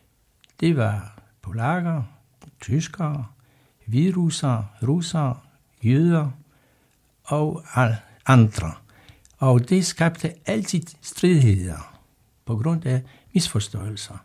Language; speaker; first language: Danish; non-native, fluent; Polish